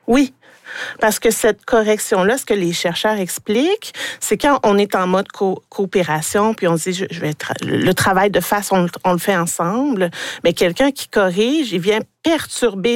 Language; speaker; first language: French; native; French